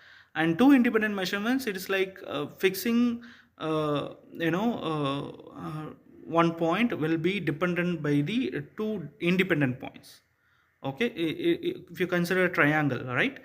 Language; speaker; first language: English; non-native, local second language; Tamil